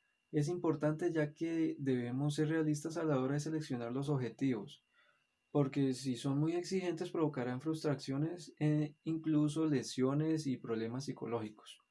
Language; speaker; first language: Spanish; native; Spanish